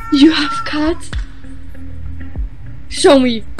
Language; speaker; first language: English; non-native, learner; Polish